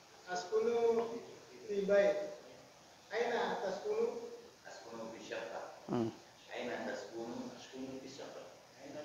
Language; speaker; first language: Arabic; non-native, learner; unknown